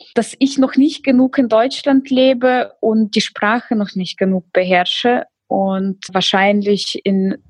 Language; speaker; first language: German; early bilingual, other home language; Russian